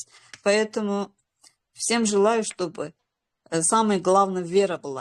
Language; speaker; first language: Russian; non-native, local second language; Azerbaijani